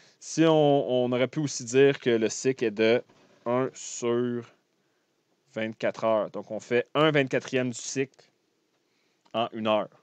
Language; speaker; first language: French; native; French